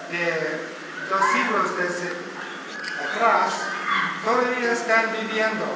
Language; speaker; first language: Spanish; non-native, learner; English